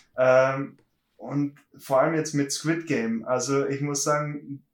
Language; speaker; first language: German; native; German